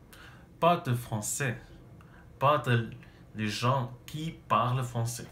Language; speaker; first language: French; non-native, learner; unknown